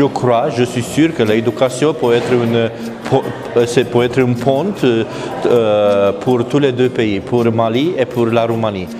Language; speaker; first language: French; non-native, learner; Romanian